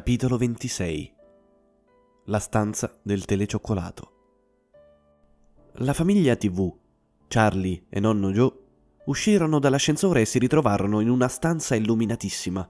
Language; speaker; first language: Italian; native; Italian